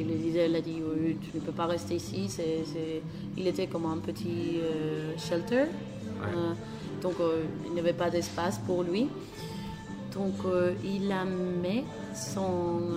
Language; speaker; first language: French; non-native, learner; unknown